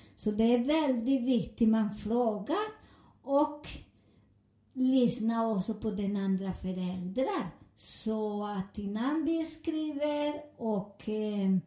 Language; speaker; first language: Swedish; non-native, fluent; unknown